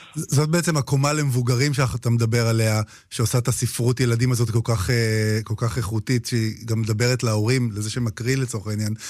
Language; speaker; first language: Hebrew; native; Hebrew